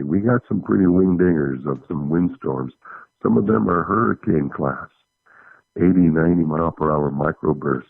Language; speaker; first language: English; native; English